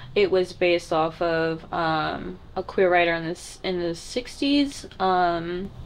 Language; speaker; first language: English; native; English